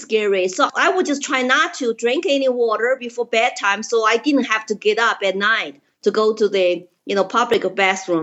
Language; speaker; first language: English; non-native, fluent; Chinese